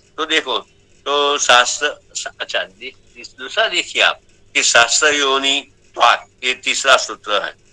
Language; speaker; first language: Hindi; non-native, local second language; Gujarati